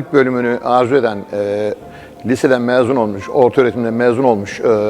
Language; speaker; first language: Turkish; native; Turkish